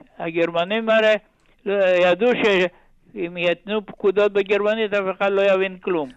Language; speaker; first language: Hebrew; non-native, fluent; Ladino